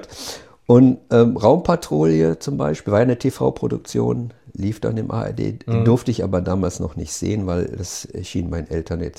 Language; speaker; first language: German; native; German